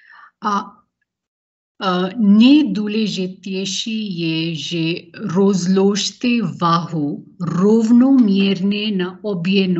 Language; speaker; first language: Czech; non-native, learner; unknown